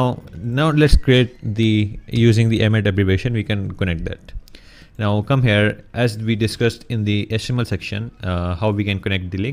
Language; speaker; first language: English; non-native, local second language; Urdu